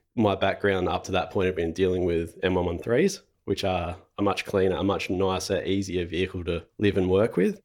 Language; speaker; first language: English; native; English